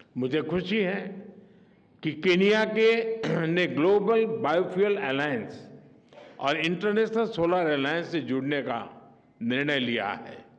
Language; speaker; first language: Hindi; non-native, local second language; Gujarati